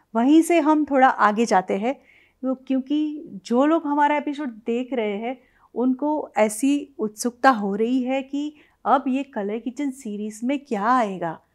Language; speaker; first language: Hindi; non-native, local second language; Gujarati